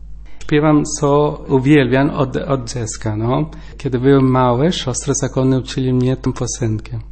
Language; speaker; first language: Polish; non-native, learner; Spanish